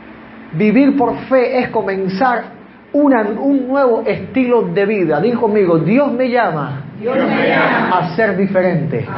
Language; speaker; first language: Spanish; native; Spanish